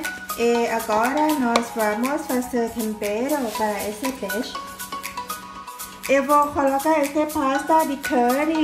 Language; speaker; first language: Portuguese; non-native, learner; Thai